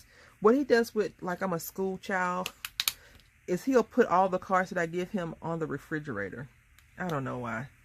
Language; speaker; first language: English; native; English